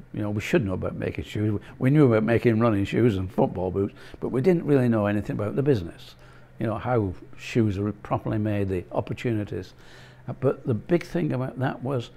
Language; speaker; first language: English; native; English